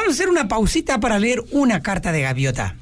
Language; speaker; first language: Spanish; native; Spanish